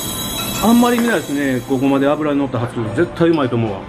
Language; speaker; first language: Japanese; native; Japanese